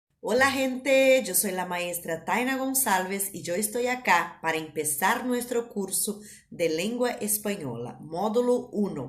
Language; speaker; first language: Spanish; non-native, fluent; Portuguese